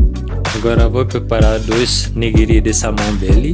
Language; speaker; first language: Portuguese; native; Portuguese